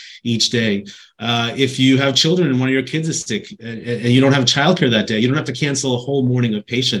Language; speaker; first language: English; native; English